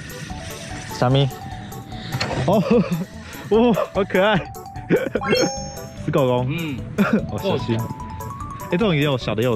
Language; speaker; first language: Chinese; native; Chinese